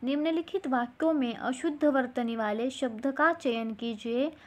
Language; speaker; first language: Hindi; non-native, local second language; Marathi